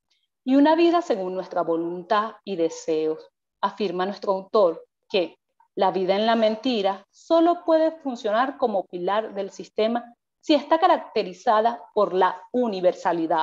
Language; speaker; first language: Spanish; native; Spanish